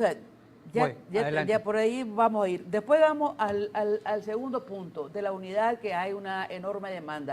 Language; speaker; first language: Spanish; native; Spanish